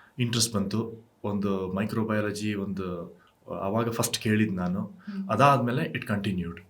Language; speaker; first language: Kannada; non-native, local second language; Kodava